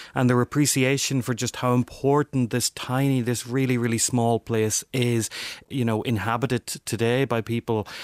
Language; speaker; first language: English; native; English